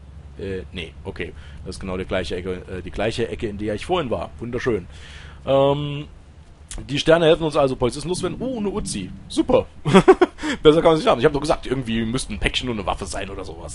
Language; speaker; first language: German; native; German